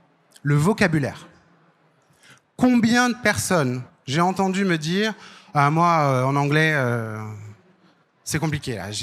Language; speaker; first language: French; native; French